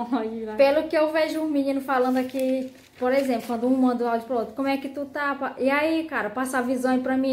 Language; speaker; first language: Portuguese; native; Portuguese